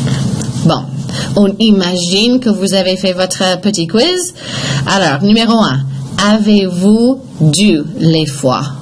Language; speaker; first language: French; non-native, fluent; English